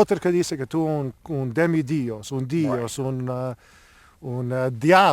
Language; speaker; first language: Spanish; non-native, learner; English